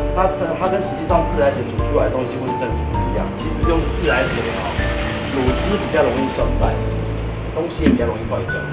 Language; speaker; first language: Chinese; native; Chinese